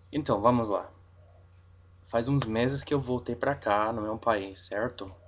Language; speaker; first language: Portuguese; non-native, fluent; English